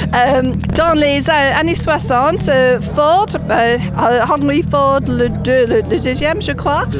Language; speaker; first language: French; non-native, fluent; English